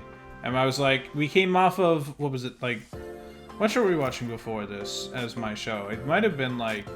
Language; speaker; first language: English; native; English